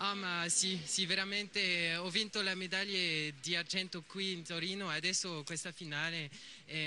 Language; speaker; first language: Italian; non-native, learner; French